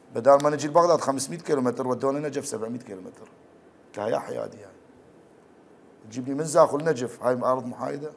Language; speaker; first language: Arabic; native; Arabic